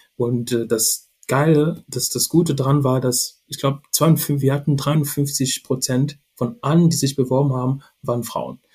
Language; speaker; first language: German; non-native, fluent; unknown